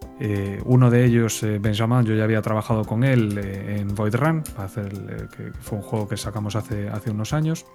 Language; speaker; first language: Spanish; native; Spanish